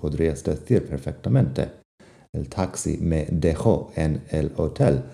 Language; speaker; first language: Spanish; non-native, fluent; English